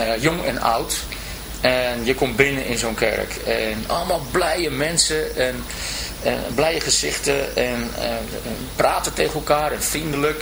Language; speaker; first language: Dutch; native; Dutch